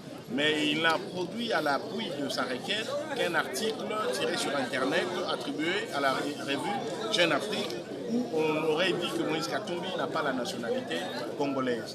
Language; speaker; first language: French; non-native, local second language; Lingala